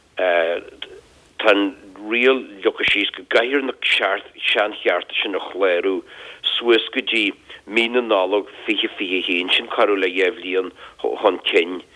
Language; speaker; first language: Irish; native; Irish